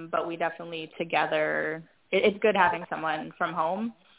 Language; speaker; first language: English; native; English